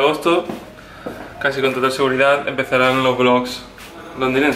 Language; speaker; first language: Spanish; native; Spanish